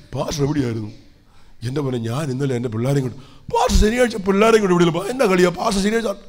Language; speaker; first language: Malayalam; early bilingual, heritage; Malayalam